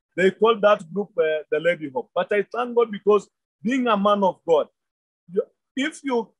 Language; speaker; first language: English; non-native, local second language; Luyia